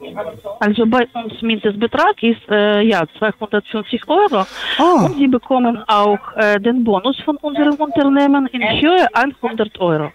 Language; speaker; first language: German; non-native, fluent; Polish